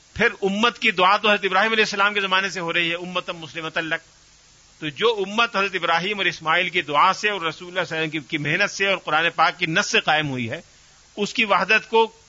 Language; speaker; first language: Urdu; native; Urdu